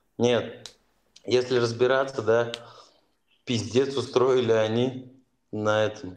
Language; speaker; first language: Russian; native; Russian